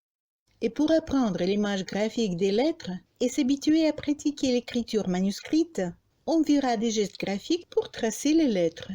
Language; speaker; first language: French; non-native, fluent; Russian